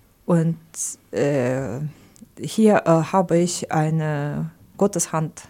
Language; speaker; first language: German; non-native, fluent; Ukrainian